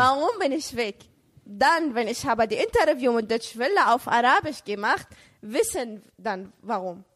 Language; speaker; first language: German; non-native, learner; Arabic